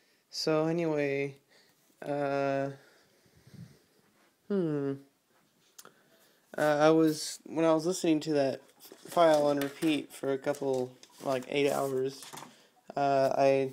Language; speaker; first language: English; native; English